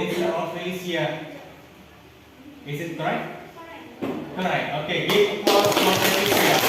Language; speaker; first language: English; non-native, learner; Indonesian